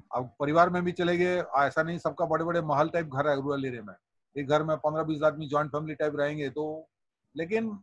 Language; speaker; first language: Hindi; non-native, local second language; Odia